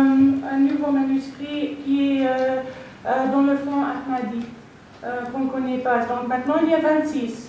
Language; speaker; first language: French; non-native, fluent; English